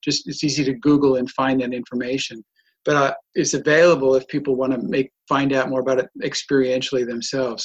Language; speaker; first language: English; native; English